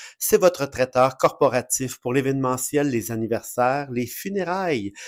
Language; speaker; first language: French; native; French